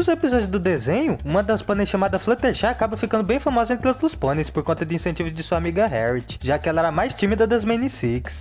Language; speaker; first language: Portuguese; native; Portuguese